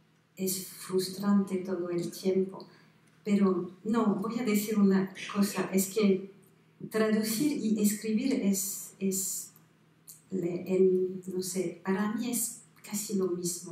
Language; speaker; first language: Spanish; non-native, fluent; French